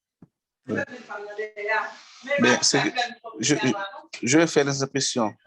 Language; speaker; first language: French; non-native, local second language; Haitian Creole